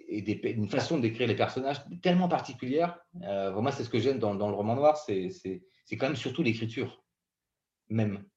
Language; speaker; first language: French; native; French